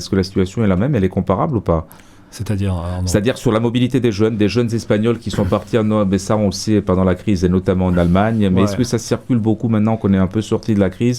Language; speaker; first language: French; native; French